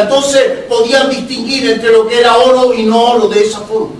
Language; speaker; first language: Spanish; native; Spanish